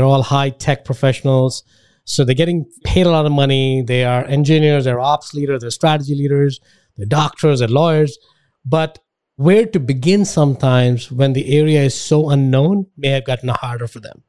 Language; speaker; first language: English; non-native, local second language; Hindi